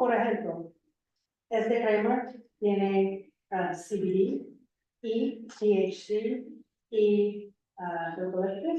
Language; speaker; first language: Spanish; non-native, fluent; English